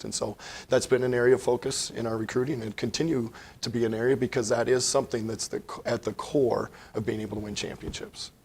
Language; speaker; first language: English; native; English